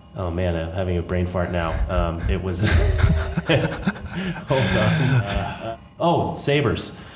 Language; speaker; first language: English; native; English